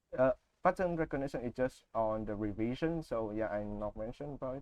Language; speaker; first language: English; non-native, learner; Vietnamese